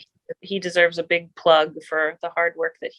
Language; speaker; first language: English; native; English